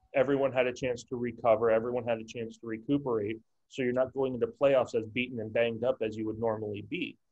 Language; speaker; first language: English; native; English